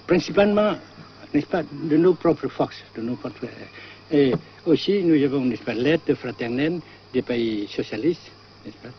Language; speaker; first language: French; non-native, fluent; Vietnamese